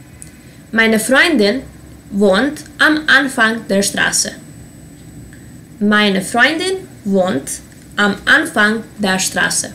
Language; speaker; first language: German; non-native, fluent; Serbian